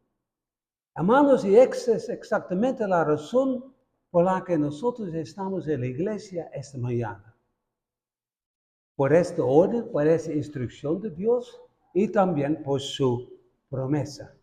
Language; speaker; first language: Spanish; non-native, fluent; Dutch